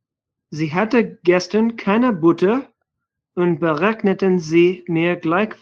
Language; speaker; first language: German; non-native, learner; English